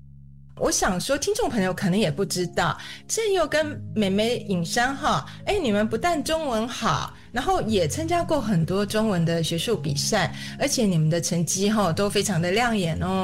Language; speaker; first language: Chinese; native; Chinese